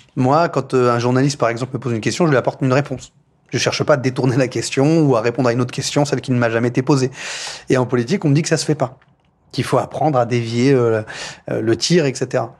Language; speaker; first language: French; native; French